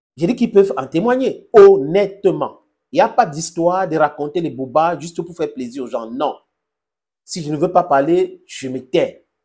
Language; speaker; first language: French; non-native, local second language; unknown